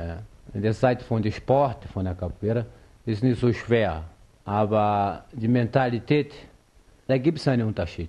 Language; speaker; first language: German; non-native, fluent; Portuguese